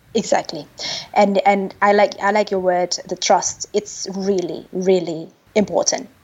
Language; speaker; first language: English; non-native, fluent; Indonesian